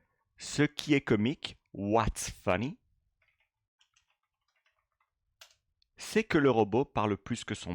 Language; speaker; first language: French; non-native, fluent; English